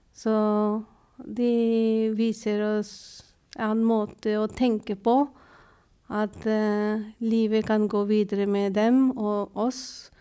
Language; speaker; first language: Norwegian; non-native, fluent; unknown